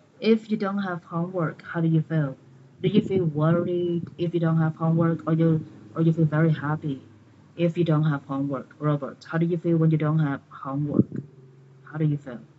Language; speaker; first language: English; non-native, fluent; Vietnamese